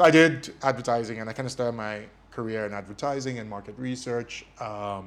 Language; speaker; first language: English; non-native, local second language; Yoruba